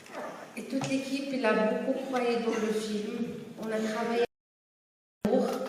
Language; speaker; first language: French; non-native, local second language; Arabic